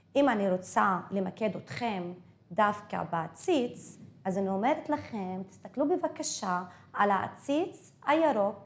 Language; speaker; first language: Hebrew; non-native, local second language; Arabic